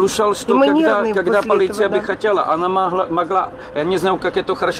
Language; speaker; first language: Russian; non-native, learner; Czech